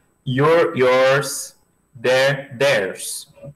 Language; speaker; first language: English; non-native, fluent; Portuguese